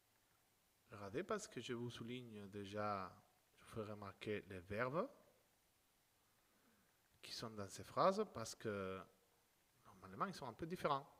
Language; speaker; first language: French; non-native, fluent; Spanish